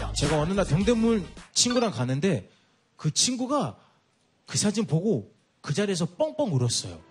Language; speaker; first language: Korean; non-native, fluent; English